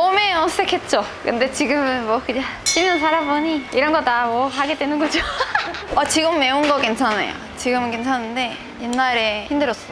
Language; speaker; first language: Korean; non-native, fluent; Spanish